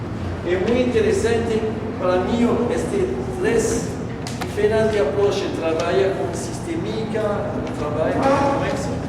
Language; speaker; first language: Portuguese; non-native, learner; French